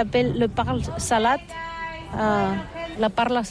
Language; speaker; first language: French; non-native, learner; Catalan